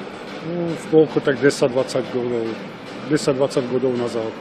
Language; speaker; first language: Russian; non-native, learner; Czech